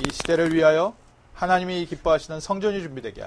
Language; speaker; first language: Korean; native; Korean